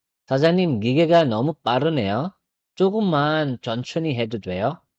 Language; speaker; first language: Korean; non-native, fluent; Filipino